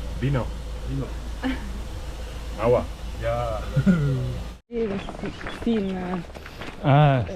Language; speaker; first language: Spanish; non-native, learner; Korean